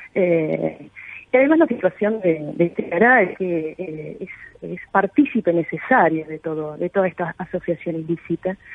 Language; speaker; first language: Spanish; native; Spanish